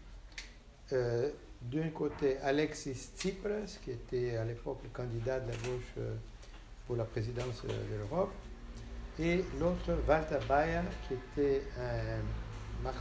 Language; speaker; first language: French; non-native, fluent; Portuguese